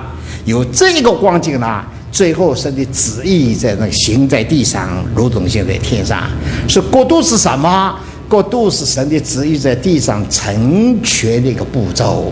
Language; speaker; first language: Chinese; native; Chinese